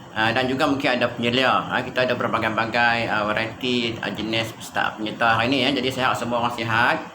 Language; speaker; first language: Malay; native; Malay